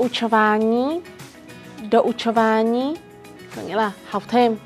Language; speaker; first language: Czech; non-native, fluent; Vietnamese